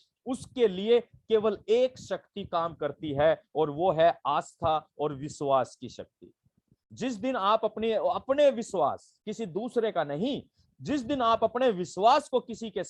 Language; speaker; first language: Hindi; native; Hindi